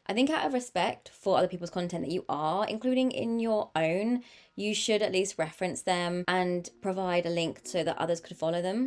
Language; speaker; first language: English; native; English